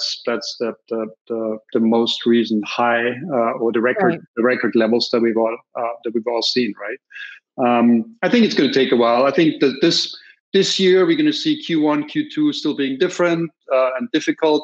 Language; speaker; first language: English; non-native, fluent; German